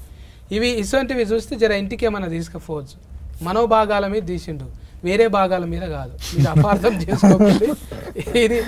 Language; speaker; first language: Telugu; native; Telugu